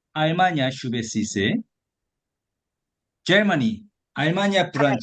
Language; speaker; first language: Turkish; non-native, fluent; Korean